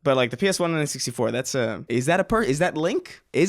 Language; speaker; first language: English; native; English